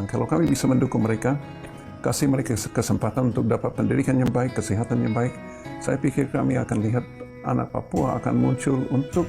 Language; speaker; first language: Indonesian; non-native, fluent; English